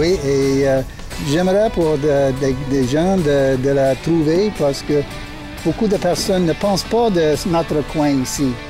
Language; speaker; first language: French; non-native, local second language; English